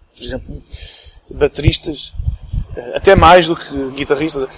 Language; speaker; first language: Portuguese; early bilingual, other home language; English